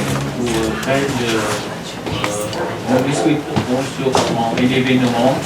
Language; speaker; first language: French; non-native, learner; Vietnamese